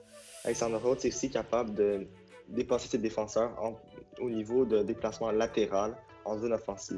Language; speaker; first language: French; native; French